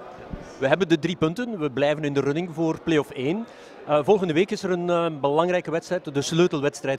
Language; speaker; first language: Dutch; native; Dutch